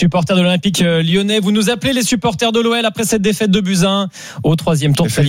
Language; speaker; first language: French; native; French